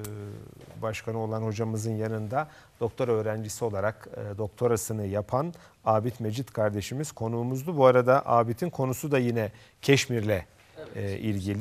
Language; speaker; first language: Turkish; native; Turkish